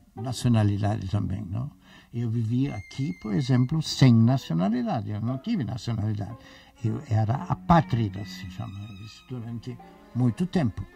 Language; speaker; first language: Portuguese; non-native, fluent; German